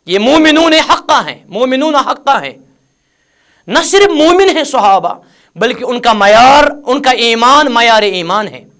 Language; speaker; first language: Urdu; non-native, local second language; Kashmiri